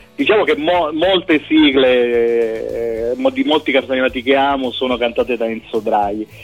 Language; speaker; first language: Italian; native; Italian